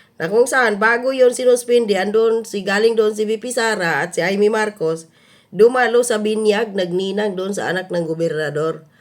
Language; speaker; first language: Filipino; non-native, local second language; Cebuano